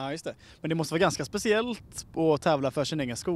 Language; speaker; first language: Swedish; native; Swedish